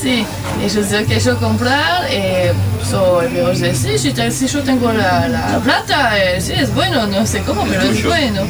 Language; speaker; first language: Spanish; non-native, learner; French